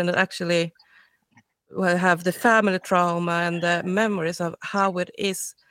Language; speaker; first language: English; non-native, fluent; Swedish